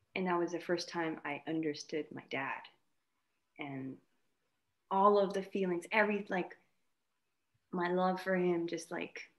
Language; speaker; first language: English; native; English